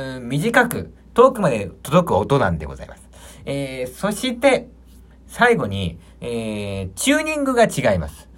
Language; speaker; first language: Japanese; native; Japanese